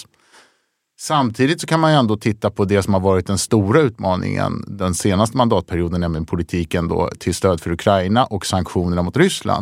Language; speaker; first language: Swedish; native; Swedish